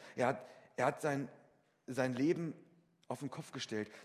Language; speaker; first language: German; native; German